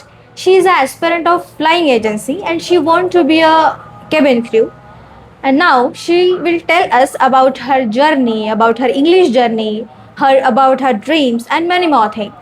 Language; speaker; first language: English; non-native, learner; Marathi